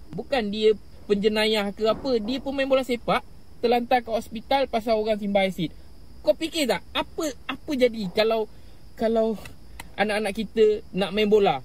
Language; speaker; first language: Malay; native; Malay